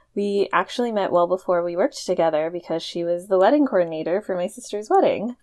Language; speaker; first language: English; native; English